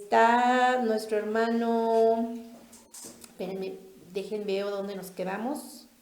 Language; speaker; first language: Spanish; native; Spanish